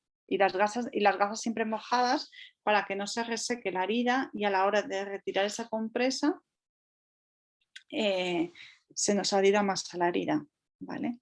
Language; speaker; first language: Spanish; native; Spanish